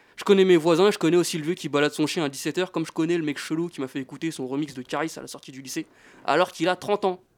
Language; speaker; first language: French; native; French